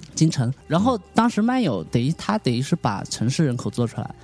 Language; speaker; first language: Chinese; native; Chinese